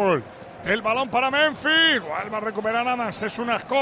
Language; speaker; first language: Spanish; native; Spanish